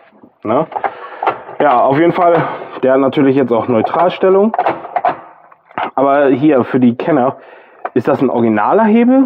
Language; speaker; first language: German; native; German